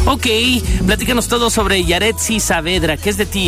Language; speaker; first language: Spanish; native; Spanish